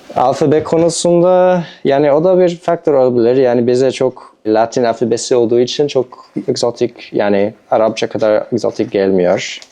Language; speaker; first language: Turkish; non-native, fluent; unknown